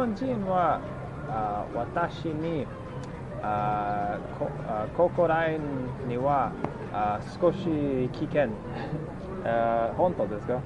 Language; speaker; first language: Japanese; non-native, learner; English